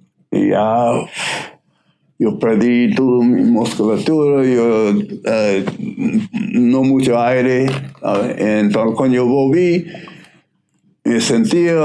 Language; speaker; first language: Spanish; non-native, learner; English